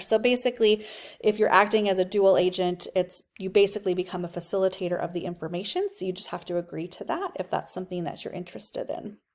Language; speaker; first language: English; native; English